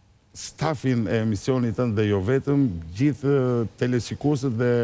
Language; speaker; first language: Albanian; native; Albanian